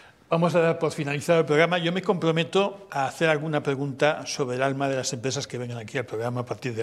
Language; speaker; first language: Spanish; native; Spanish